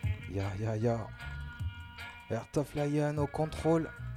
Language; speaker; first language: French; native; French